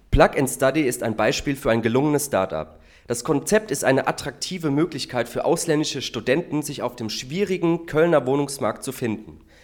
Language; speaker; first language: German; native; German